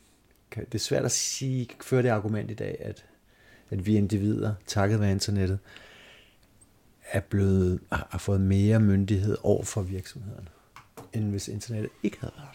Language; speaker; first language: Danish; native; Danish